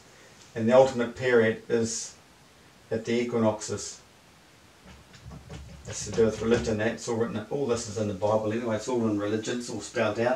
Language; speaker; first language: English; native; English